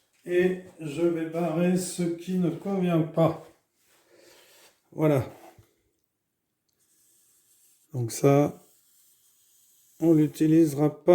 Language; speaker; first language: French; native; French